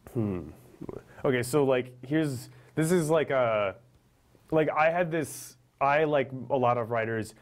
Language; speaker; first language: English; native; English